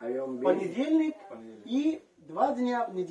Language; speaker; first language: Russian; non-native, learner; Manipuri